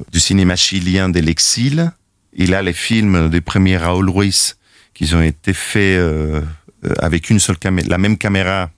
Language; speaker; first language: French; non-native, fluent; Spanish